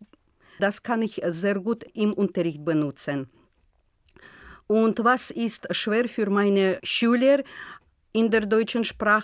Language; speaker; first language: German; non-native, fluent; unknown